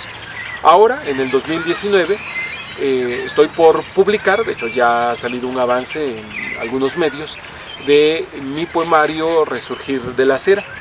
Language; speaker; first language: Spanish; native; Spanish